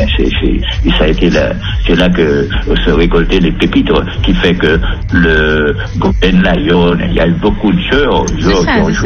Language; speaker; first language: French; native; French